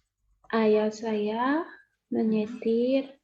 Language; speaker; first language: Indonesian; non-native, learner; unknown